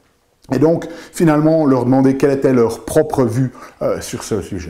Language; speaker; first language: French; native; French